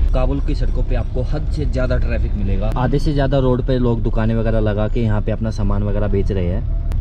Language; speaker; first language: Hindi; native; Hindi